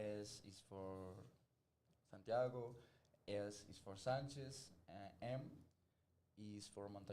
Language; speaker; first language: English; non-native, learner; Spanish